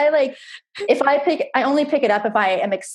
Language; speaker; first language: English; native; English